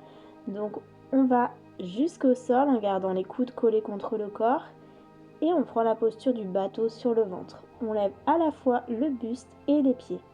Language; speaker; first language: French; native; French